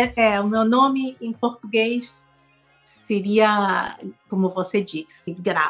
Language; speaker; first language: Portuguese; non-native, local second language; Spanish